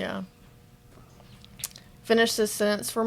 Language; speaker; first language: English; native; English